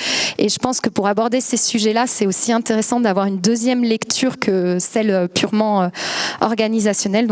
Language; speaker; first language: French; native; French